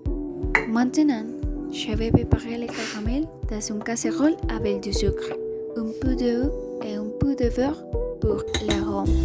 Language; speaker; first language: French; non-native, learner; Spanish